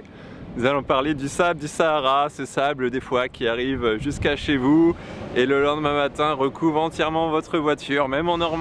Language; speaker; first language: French; native; French